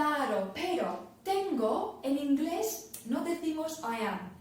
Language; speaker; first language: Spanish; non-native, fluent; English